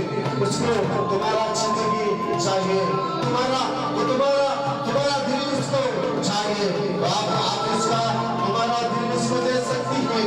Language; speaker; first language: Hindi; non-native, local second language; Telugu